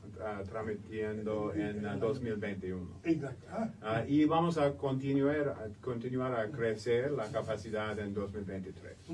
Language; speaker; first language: Spanish; non-native, fluent; English